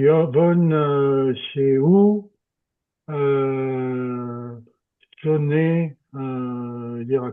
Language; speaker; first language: Hebrew; non-native, learner; French